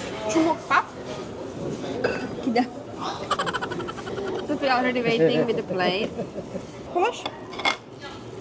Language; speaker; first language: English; non-native, fluent; Czech